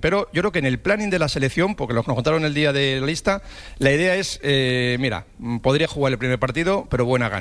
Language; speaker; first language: Spanish; native; Spanish